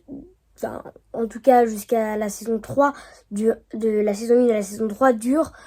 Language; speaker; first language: French; native; French